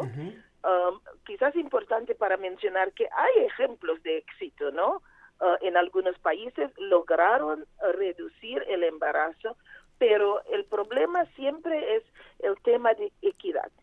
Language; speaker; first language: Spanish; non-native, fluent; Portuguese